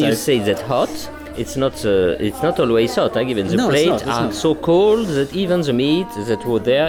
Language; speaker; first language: English; non-native, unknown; French